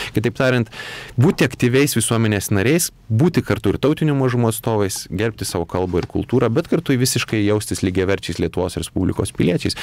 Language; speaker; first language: Lithuanian; native; Lithuanian